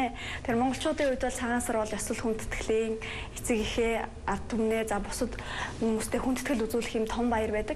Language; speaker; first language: Mongolian; native; Mongolian